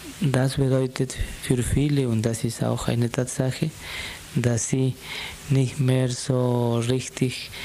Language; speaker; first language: German; non-native, fluent; Spanish